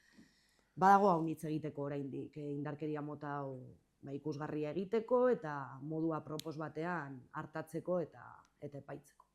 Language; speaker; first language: Basque; native; Basque